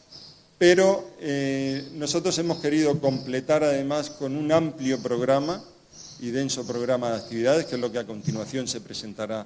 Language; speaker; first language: Spanish; native; Spanish